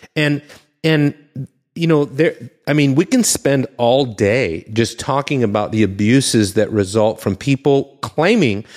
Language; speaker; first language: English; native; English